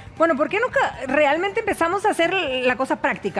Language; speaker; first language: Spanish; native; Spanish